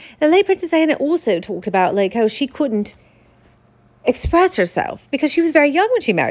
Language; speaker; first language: English; native; English